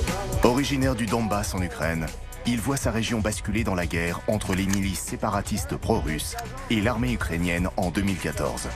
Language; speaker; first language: French; native; French